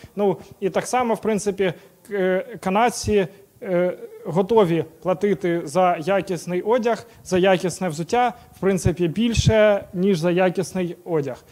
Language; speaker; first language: Ukrainian; non-native, local second language; Russian